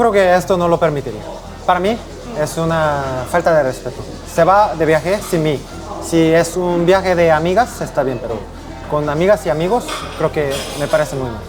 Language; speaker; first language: Spanish; non-native, fluent; Korean